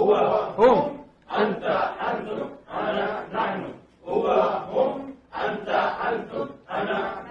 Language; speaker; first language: Arabic; non-native, fluent; Urdu